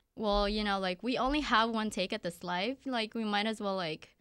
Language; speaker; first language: English; early bilingual, other home language; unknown